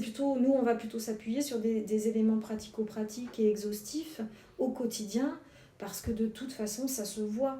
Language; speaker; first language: French; native; French